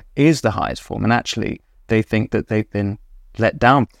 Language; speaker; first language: English; native; English